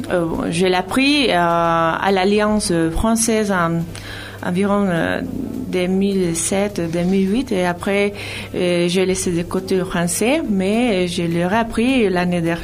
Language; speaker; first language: French; non-native, fluent; Spanish